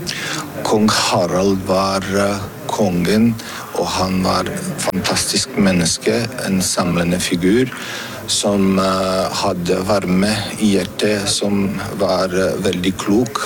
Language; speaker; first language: Norwegian; early bilingual, other home language; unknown